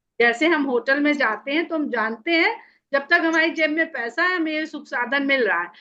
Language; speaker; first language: Hindi; native; Hindi